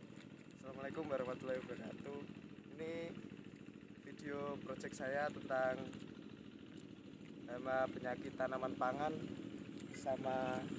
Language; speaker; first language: Indonesian; non-native, local second language; Javanese